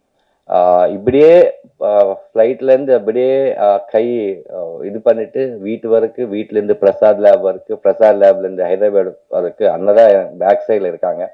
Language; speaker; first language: Tamil; non-native, learner; Telugu